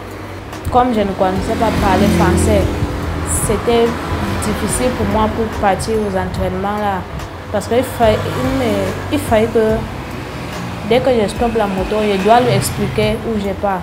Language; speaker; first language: French; non-native, local second language; English